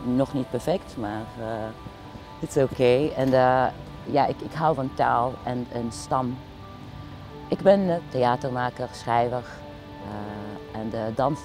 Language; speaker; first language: Dutch; non-native, fluent; Arabic